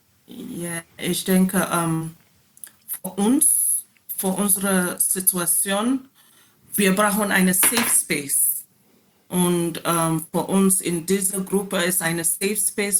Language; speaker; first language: German; non-native, learner; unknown